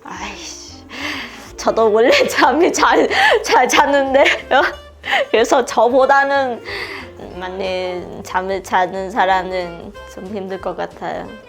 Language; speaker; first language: Korean; non-native, learner; Portuguese